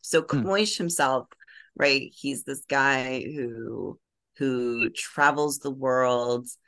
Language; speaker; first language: English; native; English